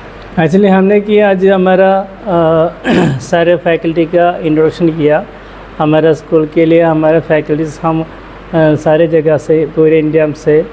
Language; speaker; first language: Hindi; non-native, local second language; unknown